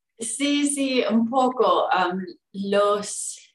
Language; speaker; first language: Spanish; non-native, fluent; English